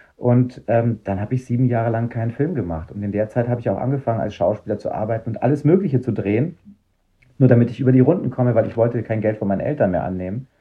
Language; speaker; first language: German; native; German